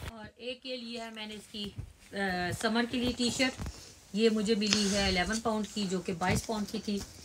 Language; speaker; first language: Urdu; native; Urdu